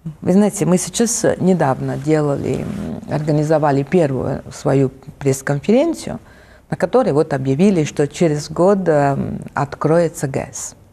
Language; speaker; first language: Russian; non-native, fluent; Italian